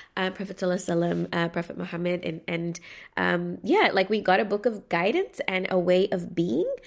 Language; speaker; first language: English; native; English